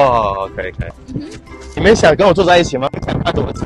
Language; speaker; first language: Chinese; early bilingual, heritage; Chinese